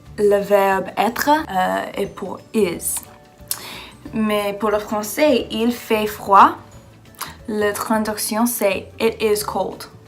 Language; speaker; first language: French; non-native, learner; English